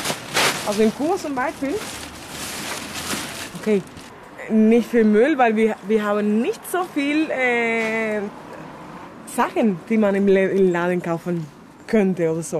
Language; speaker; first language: German; non-native, fluent; Spanish